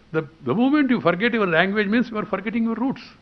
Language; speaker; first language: Hindi; non-native, local second language; Telugu